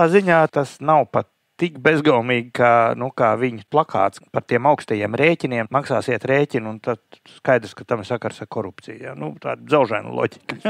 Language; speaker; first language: Latvian; native; Latvian